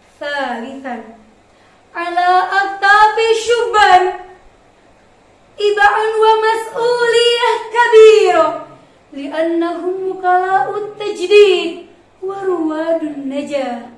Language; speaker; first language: Arabic; non-native, learner; Indonesian